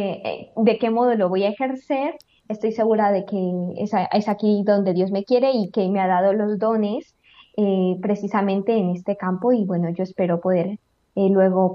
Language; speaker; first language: Spanish; native; Spanish